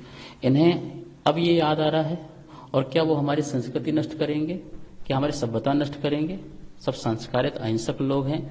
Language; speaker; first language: Hindi; native; Hindi